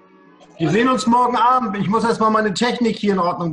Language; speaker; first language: German; native; German